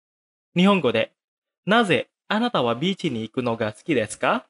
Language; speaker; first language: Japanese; non-native, fluent; Indonesian